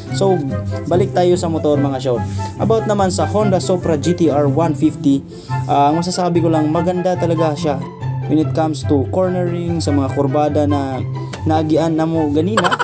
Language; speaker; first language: Filipino; non-native, local second language; Cebuano